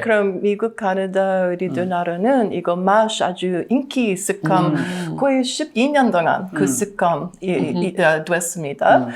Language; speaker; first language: Korean; non-native, learner; English